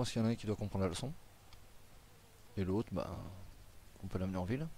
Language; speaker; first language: French; native; French